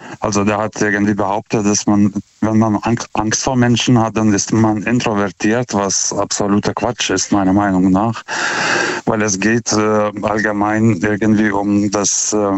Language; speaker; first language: German; non-native, fluent; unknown